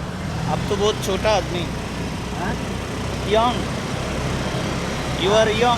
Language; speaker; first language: Hindi; non-native, learner; Bangla